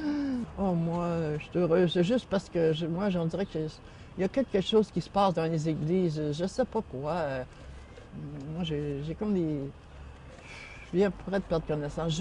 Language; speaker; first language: French; native; French